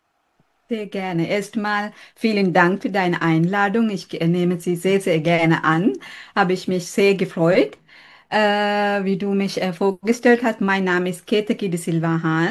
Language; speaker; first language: German; non-native, fluent; Sinhala